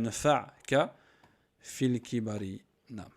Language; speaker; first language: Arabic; non-native, fluent; French